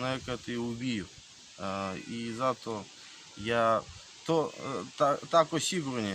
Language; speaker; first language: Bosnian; non-native, learner; Russian